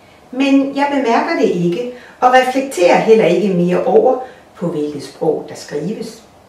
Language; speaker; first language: Danish; non-native, fluent; Russian